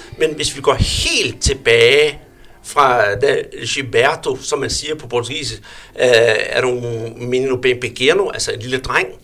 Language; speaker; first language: Danish; native; Danish